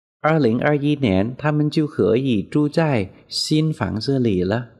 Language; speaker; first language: Chinese; non-native, fluent; Vietnamese